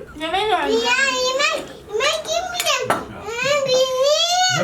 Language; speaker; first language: Turkish; non-native, learner; Indonesian